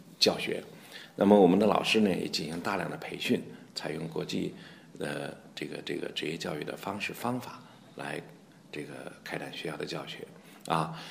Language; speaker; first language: Chinese; native; Chinese